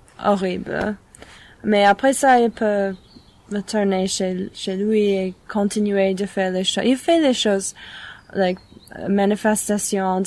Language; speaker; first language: French; non-native, learner; English